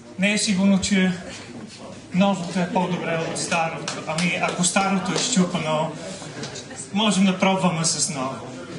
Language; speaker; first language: Bulgarian; non-native, fluent; Dutch